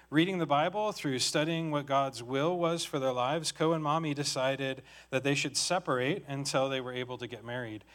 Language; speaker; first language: English; native; English